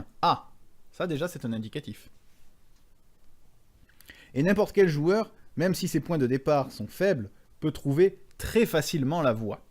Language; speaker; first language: French; native; French